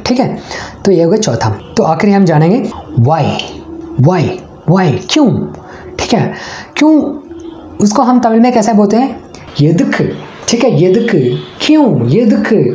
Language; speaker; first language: Hindi; non-native, local second language; Tamil